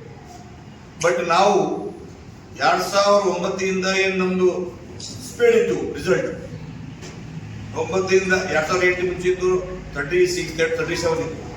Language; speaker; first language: Kannada; non-native, local second language; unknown